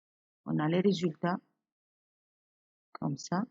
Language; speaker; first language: French; non-native, fluent; Arabic